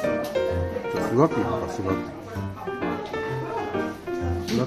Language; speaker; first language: Japanese; native; Japanese